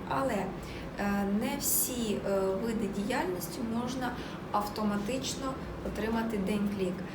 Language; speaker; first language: Ukrainian; native; Ukrainian